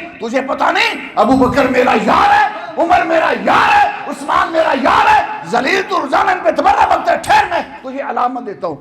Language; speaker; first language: Urdu; non-native, local second language; Punjabi